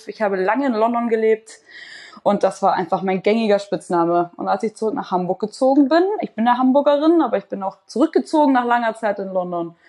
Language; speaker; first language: German; native; German